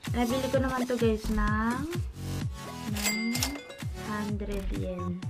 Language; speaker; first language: Filipino; native; Filipino